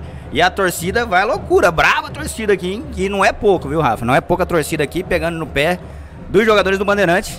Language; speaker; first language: Portuguese; native; Portuguese